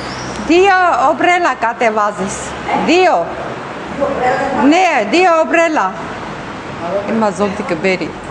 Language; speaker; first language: Greek; non-native, learner; Armenian